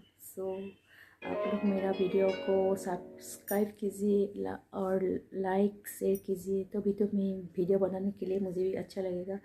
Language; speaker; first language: Hindi; non-native, local second language; Assamese